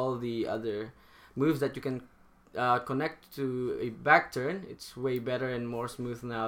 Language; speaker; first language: English; non-native, local second language; Filipino